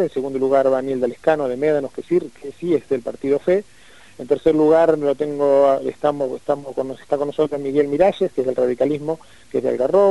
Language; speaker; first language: Spanish; native; Spanish